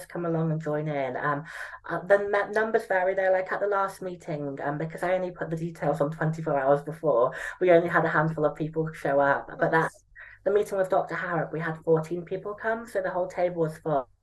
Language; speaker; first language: English; native; English